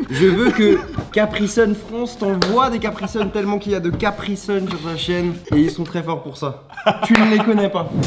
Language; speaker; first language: French; native; French